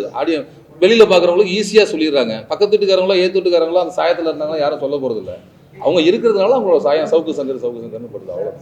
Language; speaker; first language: Tamil; native; Tamil